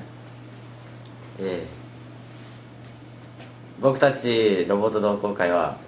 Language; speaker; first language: Japanese; native; Japanese